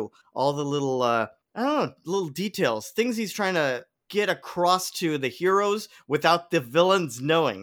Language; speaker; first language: English; native; English